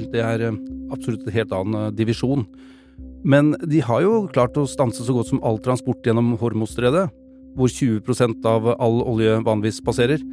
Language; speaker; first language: Norwegian; native; Norwegian